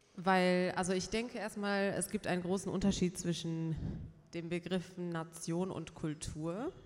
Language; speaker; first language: German; early bilingual, other home language; Persian